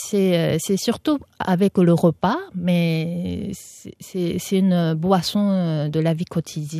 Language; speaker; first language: French; non-native, fluent; Japanese